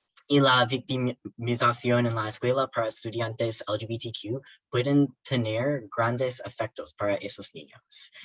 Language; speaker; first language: Spanish; non-native, learner; English